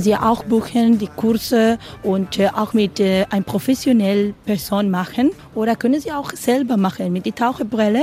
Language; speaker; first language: German; non-native, learner; Spanish